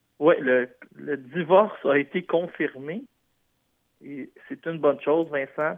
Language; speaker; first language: French; native; French